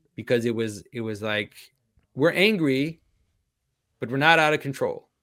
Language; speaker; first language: English; non-native, fluent; French